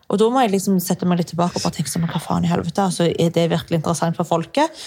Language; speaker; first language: Norwegian; early bilingual, other home language; Arabic